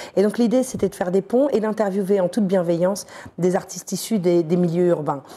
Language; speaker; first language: French; native; French